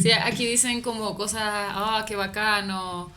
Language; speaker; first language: Spanish; native; Spanish